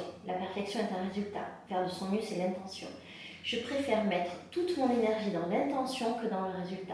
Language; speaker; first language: French; native; French